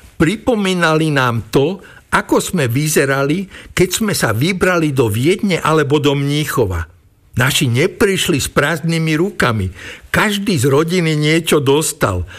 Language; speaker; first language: Slovak; native; Slovak